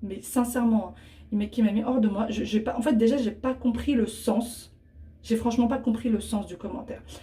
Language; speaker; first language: French; early bilingual, other home language; Arabic